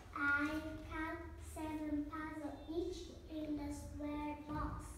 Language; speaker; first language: English; non-native, learner; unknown